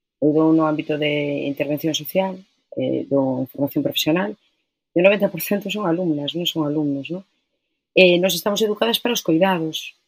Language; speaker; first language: Galician; non-native, local second language; Spanish